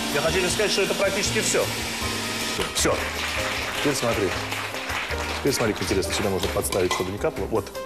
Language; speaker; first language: Russian; native; Russian